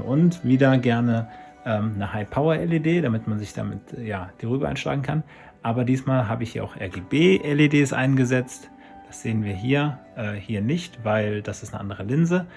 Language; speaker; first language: German; native; German